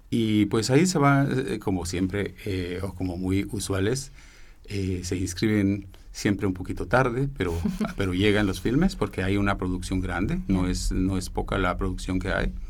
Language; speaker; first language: Spanish; native; Spanish